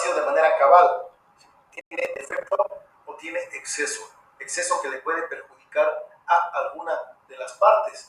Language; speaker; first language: Spanish; native; Spanish